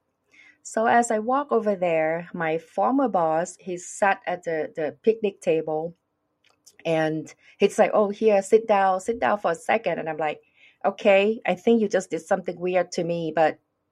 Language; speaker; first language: English; non-native, fluent; Thai